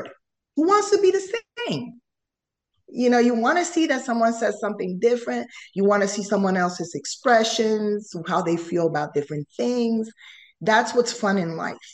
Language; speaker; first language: English; non-native, fluent; Spanish